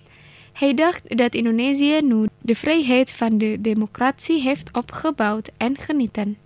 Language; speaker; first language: Dutch; non-native, fluent; Indonesian